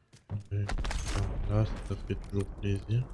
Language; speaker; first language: French; native; French